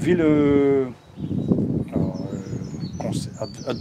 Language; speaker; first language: Dutch; non-native, local second language; French